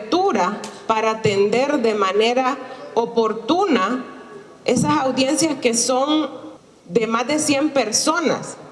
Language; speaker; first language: Spanish; native; Spanish